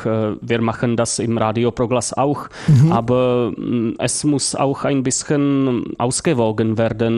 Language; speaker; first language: German; non-native, fluent; Czech